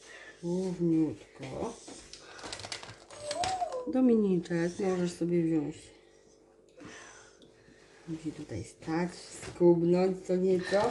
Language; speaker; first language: Polish; native; Polish